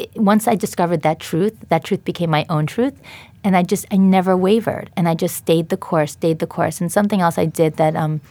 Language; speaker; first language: English; native; English